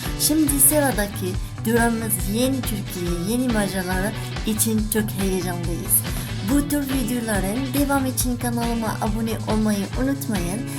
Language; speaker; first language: Turkish; non-native, learner; Arabic